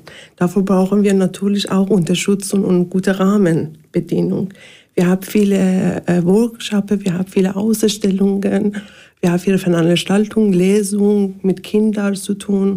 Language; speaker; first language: German; non-native, learner; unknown